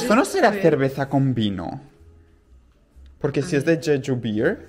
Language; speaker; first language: Spanish; native; Spanish